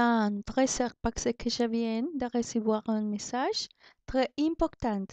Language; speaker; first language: French; non-native, learner; Spanish